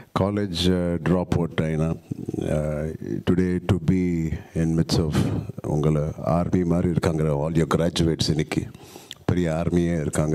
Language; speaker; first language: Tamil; non-native, local second language; Telugu